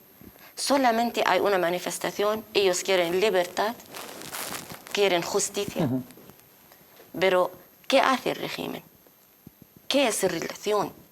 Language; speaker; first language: Spanish; non-native, learner; Arabic